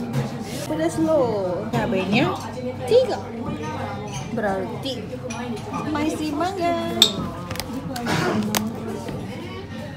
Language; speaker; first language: Indonesian; non-native, learner; Japanese